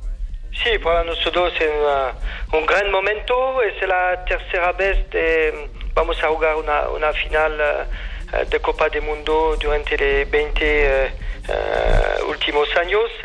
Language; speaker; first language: Spanish; non-native, fluent; French